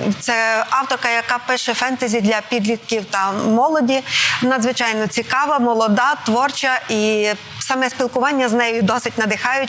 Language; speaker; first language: Ukrainian; native; Ukrainian